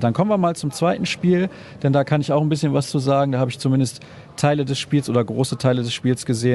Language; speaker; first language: German; native; German